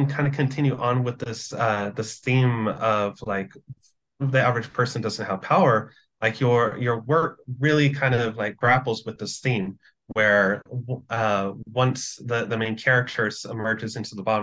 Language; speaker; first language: English; native; English